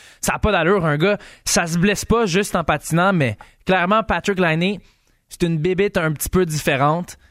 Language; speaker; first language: French; native; French